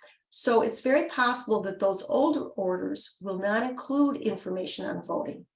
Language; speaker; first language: English; native; English